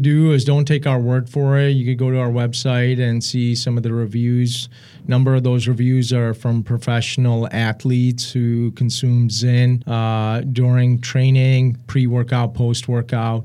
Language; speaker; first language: English; early bilingual, other home language; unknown